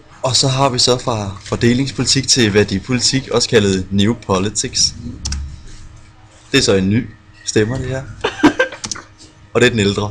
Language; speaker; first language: Danish; native; Danish